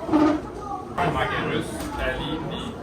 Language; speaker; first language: French; native; French